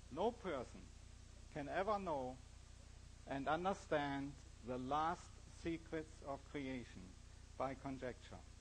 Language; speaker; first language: English; non-native, fluent; German